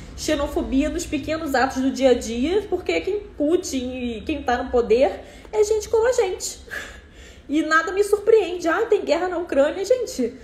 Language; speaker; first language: Portuguese; native; Portuguese